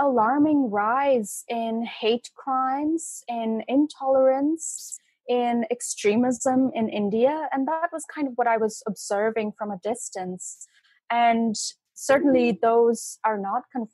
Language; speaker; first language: English; non-native, local second language; Bangla